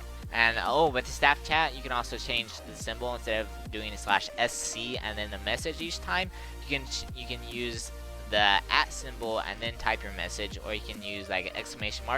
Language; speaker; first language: English; native; English